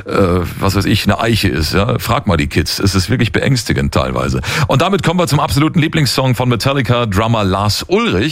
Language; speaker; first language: German; native; German